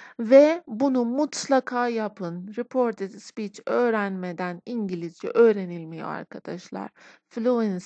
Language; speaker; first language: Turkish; non-native, fluent; Persian